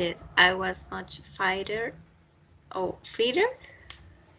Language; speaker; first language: English; non-native, learner; Spanish